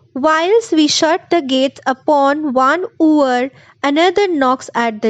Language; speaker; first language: English; non-native, local second language; Bangla